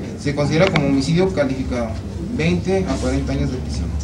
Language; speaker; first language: Spanish; native; Spanish